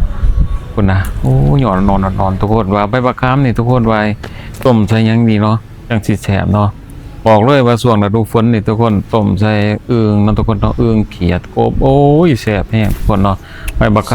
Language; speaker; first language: Thai; non-native, local second language; Northeastern Thai